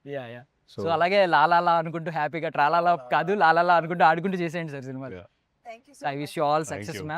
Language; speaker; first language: Telugu; native; Telugu